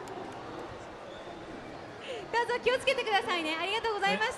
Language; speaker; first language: Japanese; native; Japanese